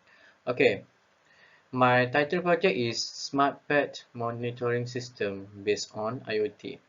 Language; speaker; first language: English; non-native, local second language; Malay